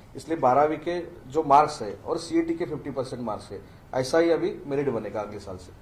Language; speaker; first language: Hindi; non-native, local second language; Marathi